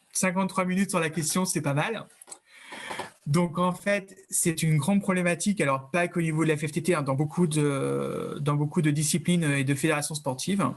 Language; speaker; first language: French; native; French